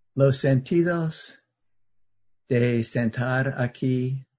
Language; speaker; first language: Spanish; non-native, learner; English